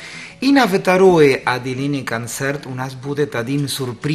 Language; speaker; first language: Russian; non-native, learner; Spanish